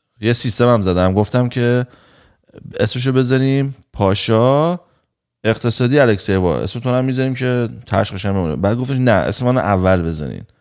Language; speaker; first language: Persian; native; Persian